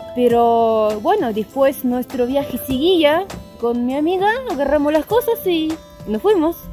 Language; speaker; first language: Spanish; non-native, fluent; Russian